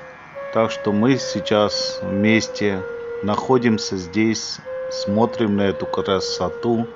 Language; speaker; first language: Russian; non-native, fluent; Hindi